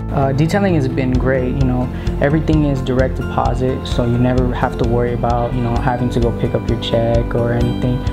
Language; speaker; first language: English; native; English